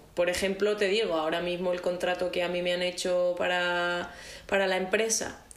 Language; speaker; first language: Spanish; native; Spanish